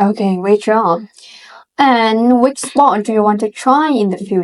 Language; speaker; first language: English; non-native, fluent; Vietnamese